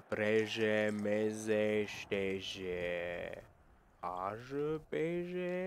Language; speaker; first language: German; native; German